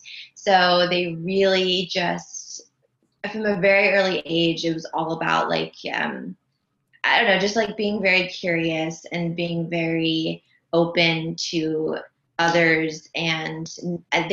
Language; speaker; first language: English; native; English